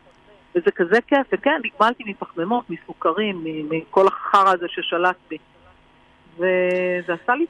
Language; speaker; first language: Hebrew; native; Hebrew